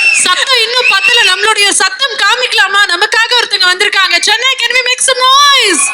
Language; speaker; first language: Tamil; native; Tamil